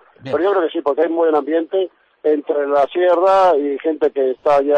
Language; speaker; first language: Spanish; native; Spanish